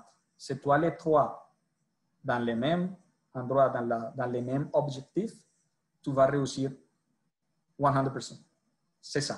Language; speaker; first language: French; non-native, fluent; Spanish